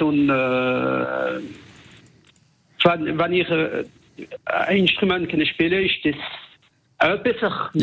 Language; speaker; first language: German; non-native, local second language; French